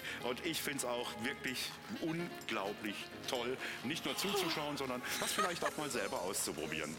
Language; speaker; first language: German; native; German